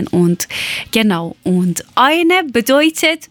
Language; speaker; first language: German; non-native, learner; Persian